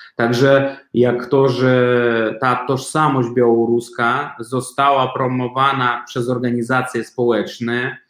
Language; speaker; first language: Polish; non-native, fluent; Belarusian